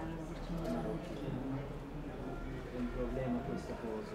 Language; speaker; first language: Italian; non-native, learner; Arabic